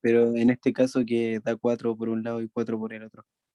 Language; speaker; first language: Spanish; native; Spanish